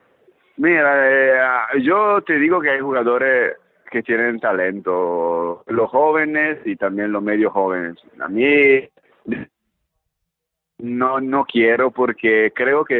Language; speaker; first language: Spanish; early bilingual, heritage; Italian